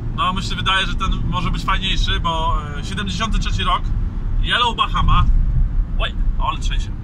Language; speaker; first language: Polish; native; Polish